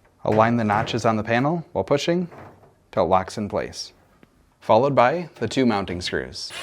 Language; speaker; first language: English; native; English